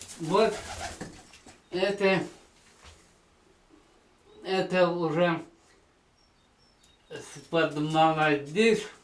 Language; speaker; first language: Russian; non-native, local second language; Ukrainian